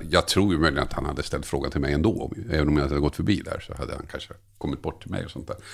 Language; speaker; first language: Swedish; native; Swedish